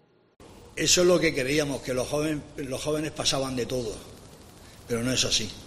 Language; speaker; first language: Spanish; native; Spanish